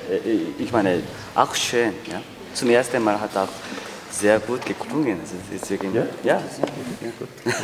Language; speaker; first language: German; non-native, fluent; Korean